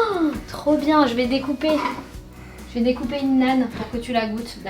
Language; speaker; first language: French; native; French